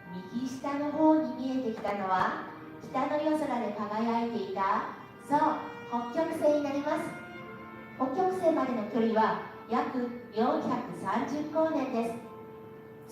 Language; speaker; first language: Japanese; native; Japanese